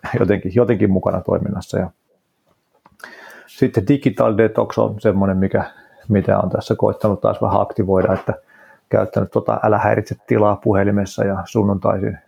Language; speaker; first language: Finnish; native; Finnish